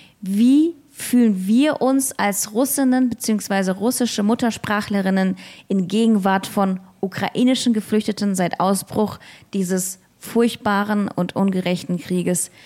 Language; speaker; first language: German; early bilingual, other home language; Russian